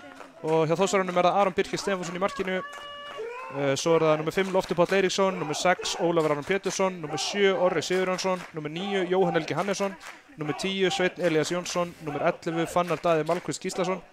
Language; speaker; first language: Icelandic; native; Icelandic